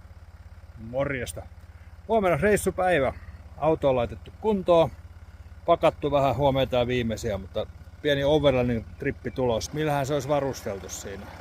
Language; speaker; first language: Finnish; native; Finnish